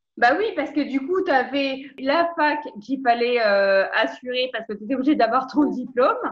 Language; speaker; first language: French; native; French